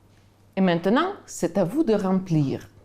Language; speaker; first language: French; non-native, fluent; Ukrainian